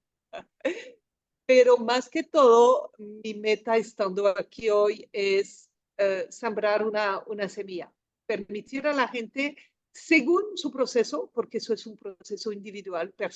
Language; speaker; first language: Spanish; non-native, fluent; French